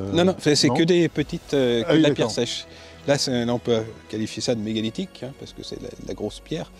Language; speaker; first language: French; native; French